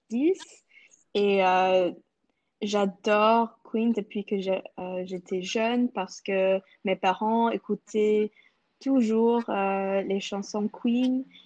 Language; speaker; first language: French; non-native, local second language; English